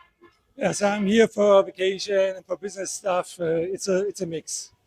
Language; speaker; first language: English; non-native, fluent; German